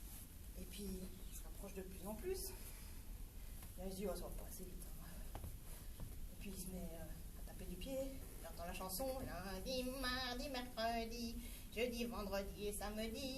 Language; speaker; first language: French; native; French